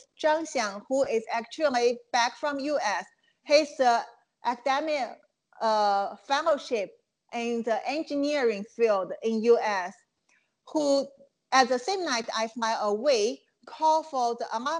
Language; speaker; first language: English; non-native, fluent; Chinese